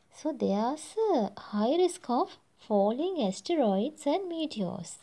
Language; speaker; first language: English; non-native, local second language; Sinhala